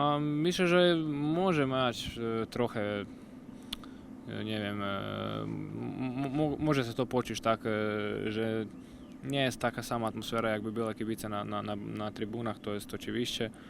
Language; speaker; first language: Polish; non-native, learner; Croatian